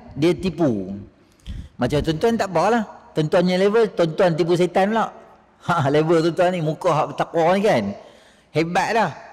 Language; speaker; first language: Malay; native; Malay